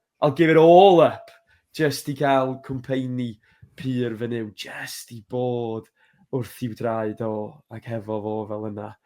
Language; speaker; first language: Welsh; native; Welsh